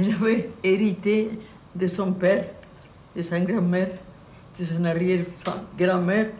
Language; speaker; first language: French; non-native, fluent; Spanish